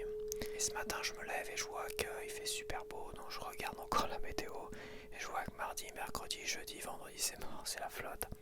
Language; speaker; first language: French; native; French